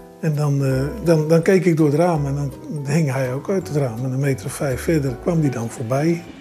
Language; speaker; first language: Dutch; native; Dutch